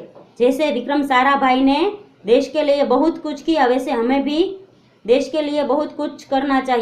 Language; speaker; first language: Hindi; non-native, local second language; Gujarati